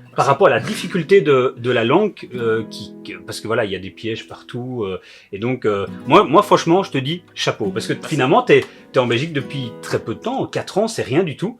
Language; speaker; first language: French; native; French